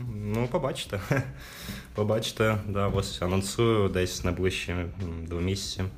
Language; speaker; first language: Ukrainian; non-native, local second language; Russian